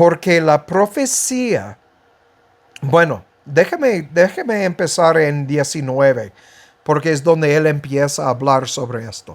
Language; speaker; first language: Spanish; non-native, fluent; English